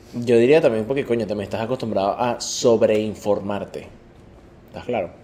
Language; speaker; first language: Spanish; native; Spanish